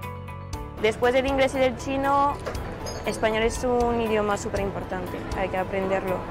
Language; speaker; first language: Spanish; non-native, fluent; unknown